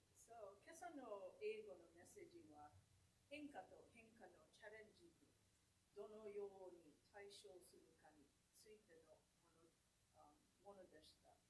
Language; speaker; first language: Japanese; early bilingual, heritage; Japanese